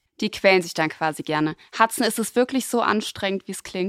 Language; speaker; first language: German; native; German